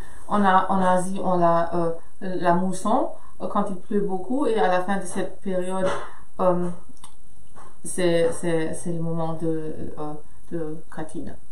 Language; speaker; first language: French; non-native, fluent; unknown